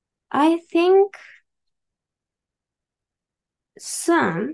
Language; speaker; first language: English; non-native, learner; Japanese